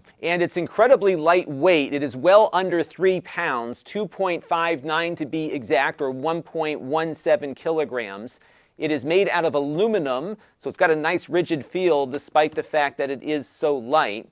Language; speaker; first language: English; native; English